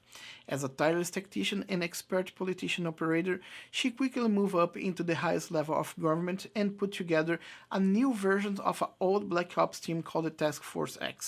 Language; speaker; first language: English; non-native, fluent; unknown